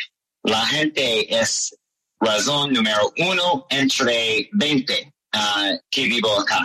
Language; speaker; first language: Spanish; non-native, learner; English